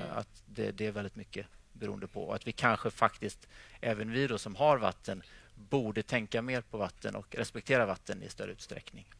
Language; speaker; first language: Swedish; native; Swedish